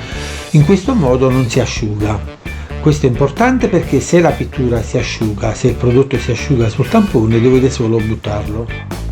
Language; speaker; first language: Italian; native; Italian